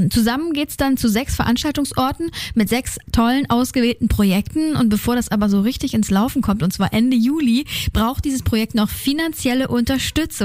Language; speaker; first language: German; native; German